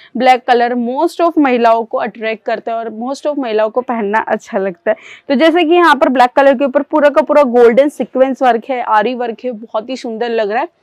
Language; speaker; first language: Hindi; native; Hindi